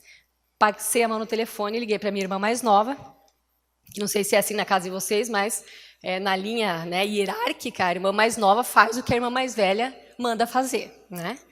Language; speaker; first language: Portuguese; native; Portuguese